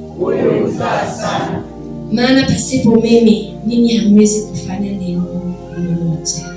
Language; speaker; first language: Swahili; non-native, fluent; German